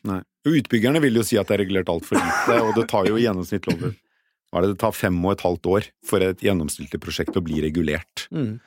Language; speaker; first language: Norwegian; native; Norwegian